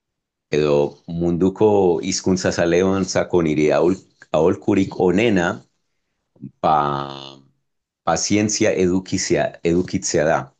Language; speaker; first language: Basque; non-native, fluent; Spanish